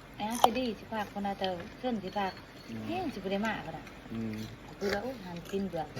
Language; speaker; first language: Thai; non-native, local second language; Lao